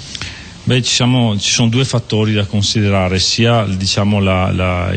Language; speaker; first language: Italian; native; Italian